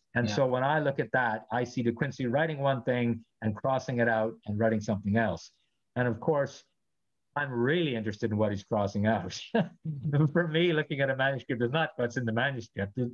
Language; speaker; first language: English; native; English